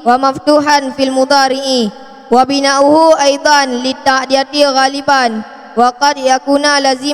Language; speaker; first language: Arabic; non-native, learner; Achinese